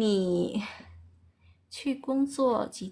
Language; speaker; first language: Chinese; early bilingual, heritage; Chinese